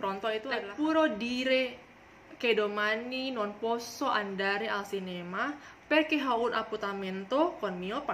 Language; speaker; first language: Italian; non-native, learner; Indonesian